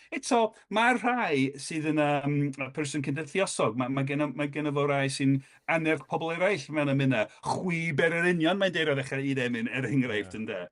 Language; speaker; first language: Welsh; non-native, fluent; English